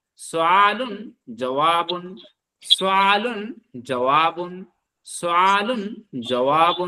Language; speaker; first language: Arabic; non-native, fluent; Bangla